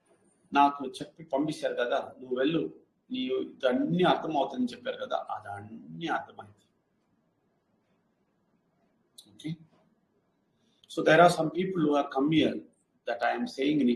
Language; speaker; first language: Telugu; non-native, learner; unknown